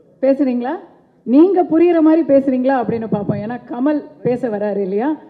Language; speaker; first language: Tamil; native; Tamil